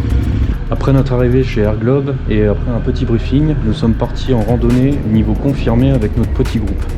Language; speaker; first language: French; native; French